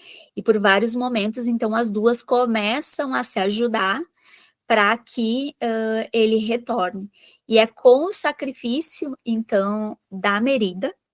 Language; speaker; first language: Portuguese; native; Portuguese